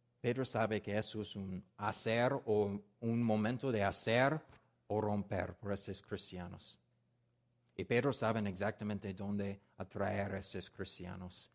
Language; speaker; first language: Spanish; non-native, learner; English